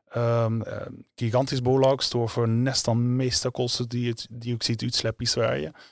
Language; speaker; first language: Swedish; non-native, fluent; Dutch